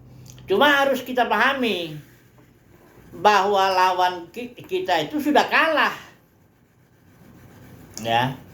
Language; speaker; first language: Indonesian; native; Indonesian